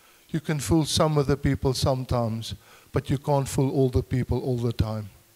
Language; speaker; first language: English; non-native, local second language; Afrikaans